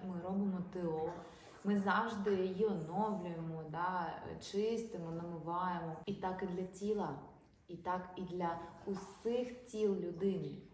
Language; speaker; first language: Ukrainian; non-native, local second language; Russian